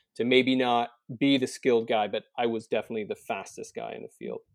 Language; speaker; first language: English; native; English